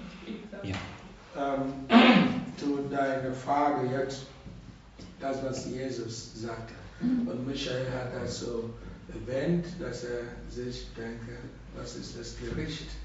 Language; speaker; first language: German; non-native, learner; Russian